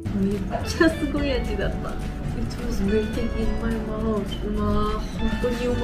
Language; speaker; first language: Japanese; non-native, learner; Georgian